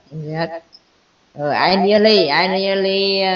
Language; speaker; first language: English; non-native, learner; Vietnamese